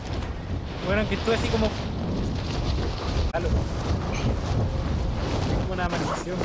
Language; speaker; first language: Spanish; native; Spanish